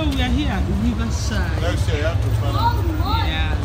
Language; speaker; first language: English; non-native, local second language; Igbo